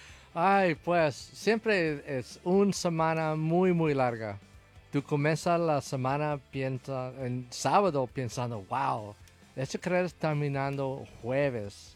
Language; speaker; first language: Spanish; non-native, learner; English